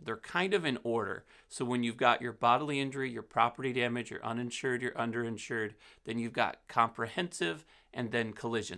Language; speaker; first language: English; native; English